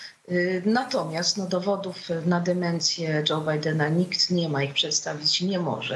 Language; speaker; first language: Polish; native; Polish